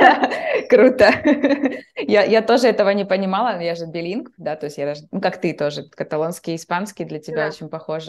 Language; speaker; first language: Russian; native; Russian